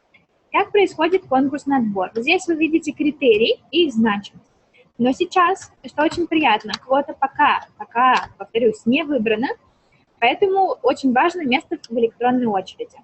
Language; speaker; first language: Russian; native; Russian